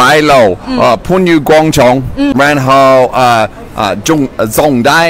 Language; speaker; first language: Cantonese; non-native, learner; English